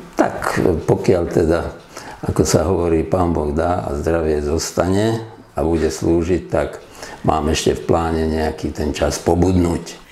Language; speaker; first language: Slovak; non-native, local second language; Hungarian